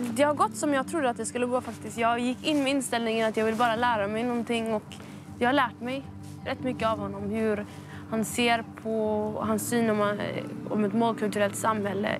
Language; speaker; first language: Swedish; early bilingual, other home language; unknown